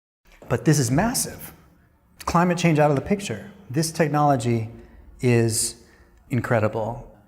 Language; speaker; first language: English; native; English